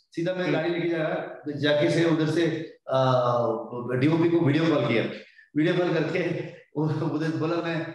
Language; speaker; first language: Hindi; non-native, local second language; Kannada